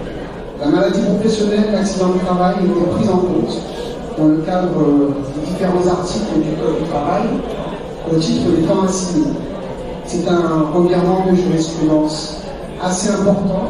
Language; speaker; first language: French; native; French